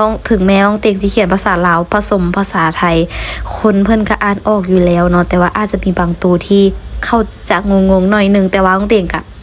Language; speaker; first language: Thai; non-native, learner; Lao